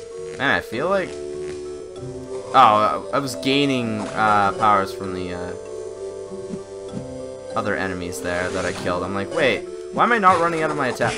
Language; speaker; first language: English; native; English